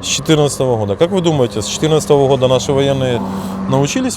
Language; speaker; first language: Russian; native; Russian